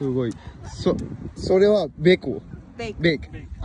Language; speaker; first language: Japanese; non-native, learner; Bangla